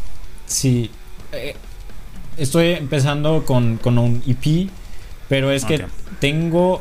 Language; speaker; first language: Spanish; non-native, fluent; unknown